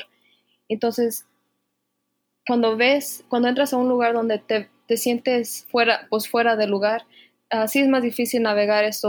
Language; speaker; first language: Spanish; early bilingual, heritage; Spanish